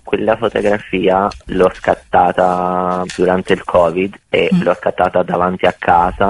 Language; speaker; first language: Italian; non-native, fluent; Bosnian